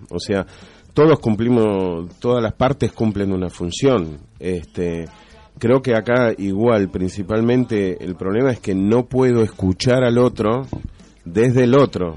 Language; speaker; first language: Spanish; native; Spanish